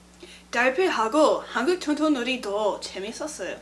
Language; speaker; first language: Korean; non-native, learner; English